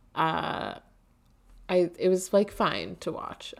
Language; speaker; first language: English; native; English